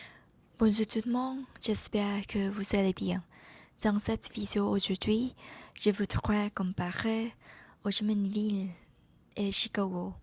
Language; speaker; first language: French; non-native, learner; Vietnamese